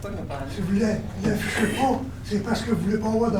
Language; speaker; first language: French; native; French